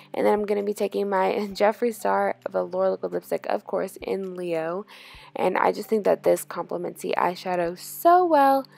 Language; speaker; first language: English; native; English